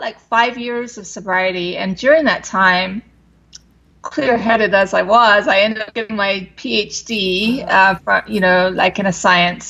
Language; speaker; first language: English; native; English